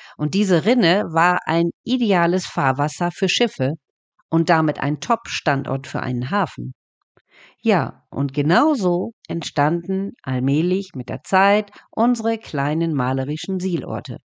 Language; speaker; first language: German; native; German